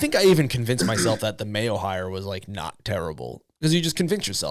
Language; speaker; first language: English; native; English